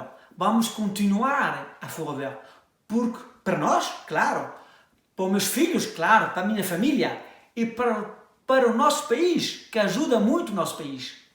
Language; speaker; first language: Portuguese; early bilingual, heritage; French